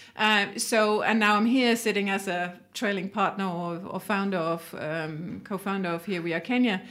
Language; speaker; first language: English; non-native, fluent; Danish